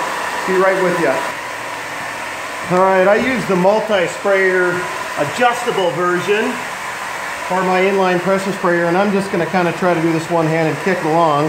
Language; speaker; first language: English; native; English